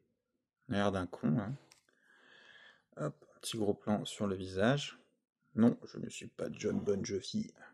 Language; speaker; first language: French; native; French